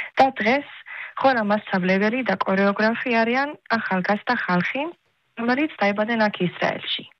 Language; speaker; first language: Georgian; early bilingual, heritage; Hebrew